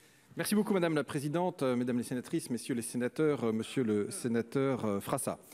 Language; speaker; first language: French; native; French